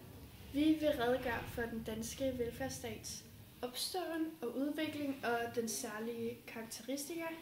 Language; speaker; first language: Danish; native; Danish